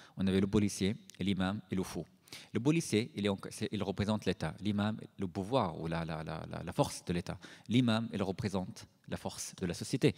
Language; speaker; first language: French; non-native, fluent; Arabic